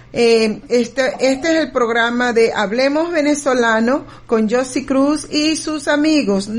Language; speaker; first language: Spanish; native; Spanish